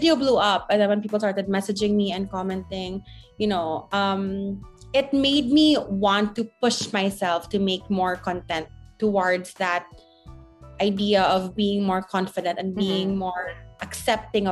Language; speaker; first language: English; non-native, local second language; Hiligaynon